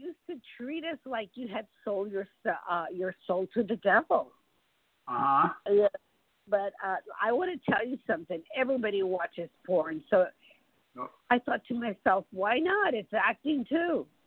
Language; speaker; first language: English; early bilingual, other home language; Spanish